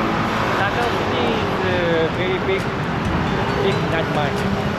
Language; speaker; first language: English; non-native, learner; Japanese